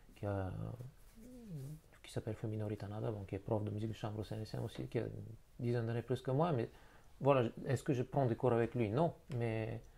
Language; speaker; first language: French; non-native, fluent; Bulgarian